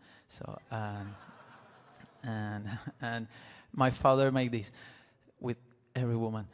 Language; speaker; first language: English; non-native, learner; Spanish